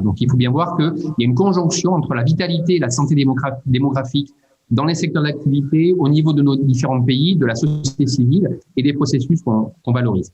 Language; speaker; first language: French; native; French